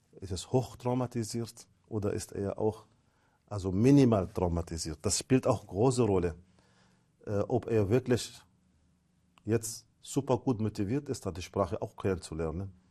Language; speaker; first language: German; non-native, fluent; Arabic